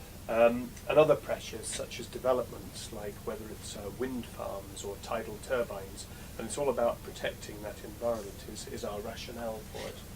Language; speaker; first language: English; native; English